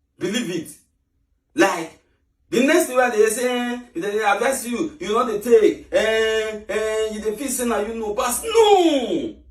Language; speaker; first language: Nigerian Pidgin; native; Nigerian Pidgin